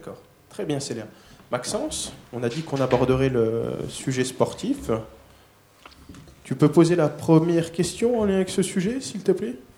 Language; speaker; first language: French; native; French